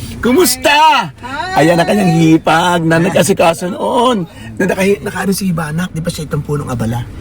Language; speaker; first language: Filipino; native; Filipino